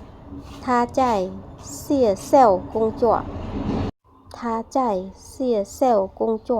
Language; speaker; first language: Chinese; non-native, fluent; Khmer